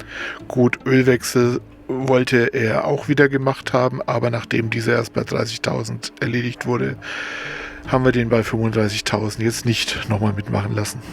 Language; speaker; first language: German; native; German